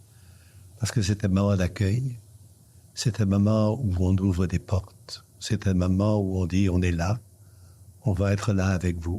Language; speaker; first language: French; native; French